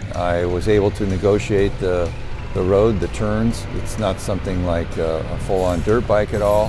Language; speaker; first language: English; native; English